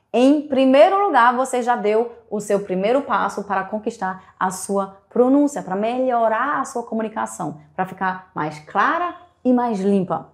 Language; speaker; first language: Portuguese; native; Portuguese